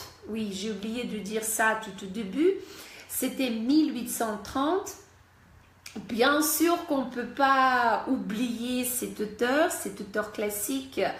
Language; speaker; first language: French; non-native, fluent; Russian